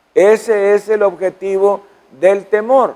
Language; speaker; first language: Spanish; native; Spanish